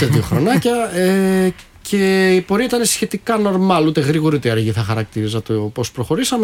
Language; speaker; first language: Greek; native; Greek